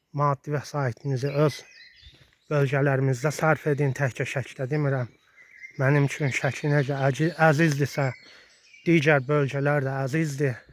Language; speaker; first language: Azerbaijani; native; Azerbaijani